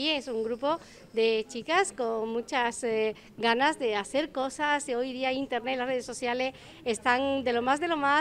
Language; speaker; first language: Spanish; native; Spanish